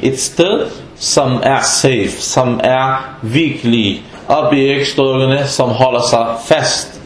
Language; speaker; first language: Danish; non-native, fluent; Arabic